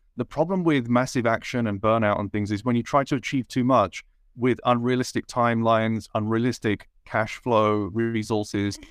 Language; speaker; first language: English; native; English